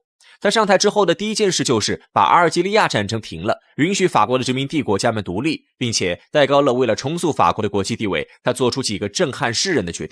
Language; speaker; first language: Chinese; native; Chinese